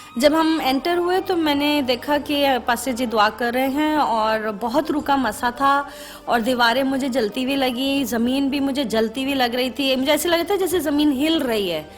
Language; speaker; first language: Urdu; native; Urdu